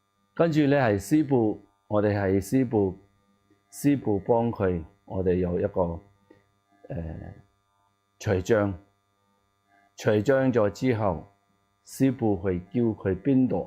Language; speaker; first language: Cantonese; non-native, learner; Tibetan